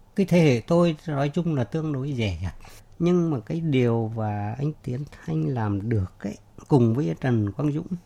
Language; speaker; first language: Vietnamese; native; Vietnamese